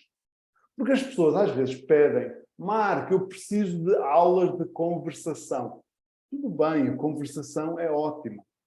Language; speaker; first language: Portuguese; early bilingual, heritage; Portuguese